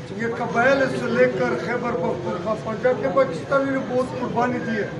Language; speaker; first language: Urdu; non-native, local second language; Pashto